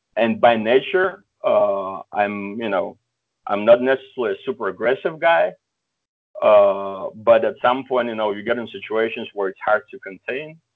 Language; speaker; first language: English; early bilingual, other home language; Russian